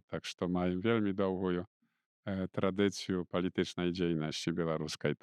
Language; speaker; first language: Polish; non-native, local second language; Belarusian